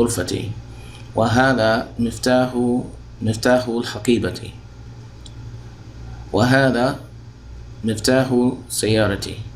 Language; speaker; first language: Arabic; non-native, fluent; English